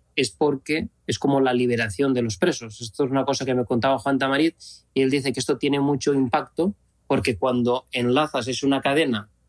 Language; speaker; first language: Spanish; native; Spanish